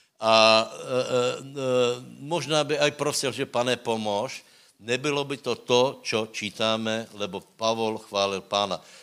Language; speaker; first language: Czech; non-native, local second language; Slovak